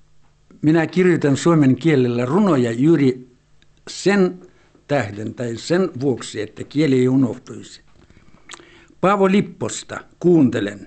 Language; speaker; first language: Finnish; early bilingual, heritage; Finnish